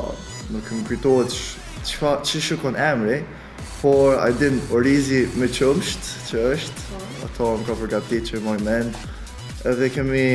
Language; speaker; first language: Albanian; early bilingual, other home language; Korean